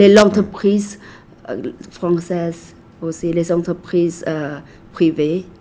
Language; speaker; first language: French; non-native, fluent; Thai